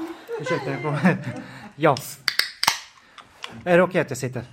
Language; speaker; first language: Swedish; non-native, fluent; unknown